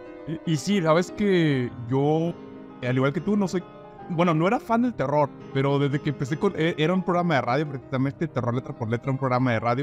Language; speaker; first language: Spanish; native; Spanish